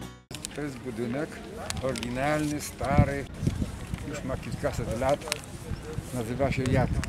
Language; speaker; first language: Polish; native; Polish